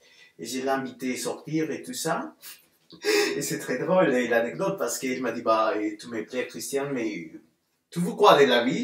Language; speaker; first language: French; non-native, fluent; Spanish